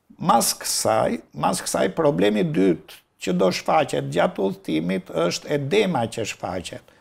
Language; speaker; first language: Albanian; native; Albanian